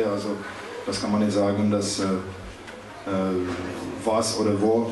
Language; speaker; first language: German; non-native, learner; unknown